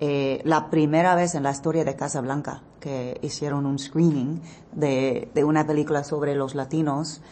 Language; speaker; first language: Spanish; early bilingual, heritage; English